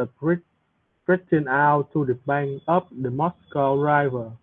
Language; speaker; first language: English; non-native, learner; Vietnamese